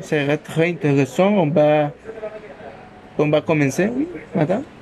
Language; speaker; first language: French; non-native, learner; Spanish